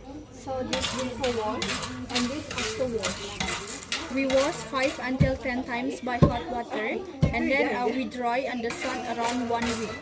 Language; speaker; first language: English; non-native, fluent; Indonesian